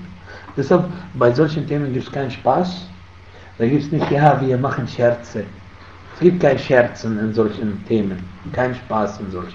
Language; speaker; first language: German; non-native, fluent; Arabic